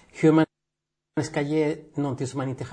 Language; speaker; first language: Swedish; non-native, fluent; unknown